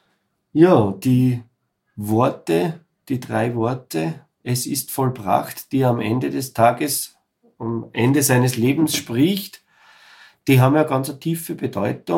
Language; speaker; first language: German; native; German